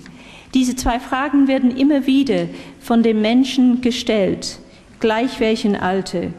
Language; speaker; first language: German; non-native, fluent; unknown